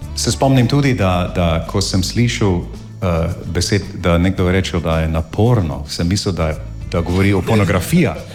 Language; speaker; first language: Slovenian; non-native, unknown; English